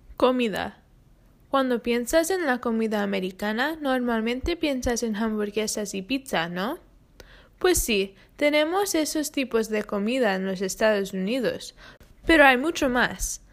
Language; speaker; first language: Spanish; non-native, fluent; English